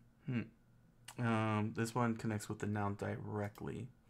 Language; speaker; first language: English; native; English